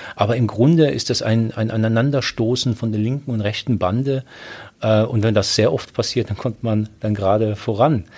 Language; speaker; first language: German; early bilingual, other home language; Polish